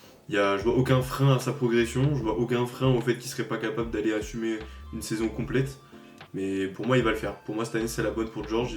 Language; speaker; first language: French; native; French